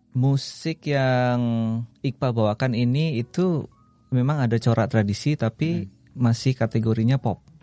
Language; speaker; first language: Indonesian; native; Indonesian